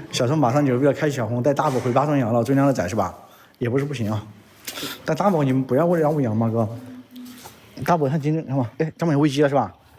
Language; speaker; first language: Chinese; native; Chinese